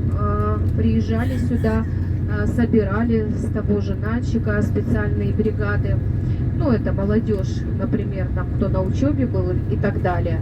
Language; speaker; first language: Russian; native; Russian